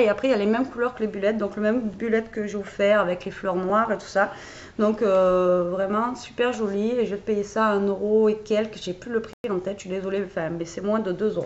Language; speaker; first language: French; native; French